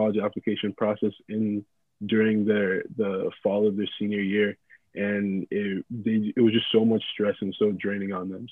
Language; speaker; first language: English; non-native, local second language; Yoruba